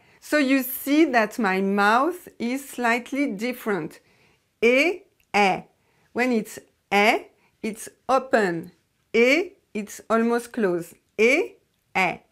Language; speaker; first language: English; non-native, fluent; French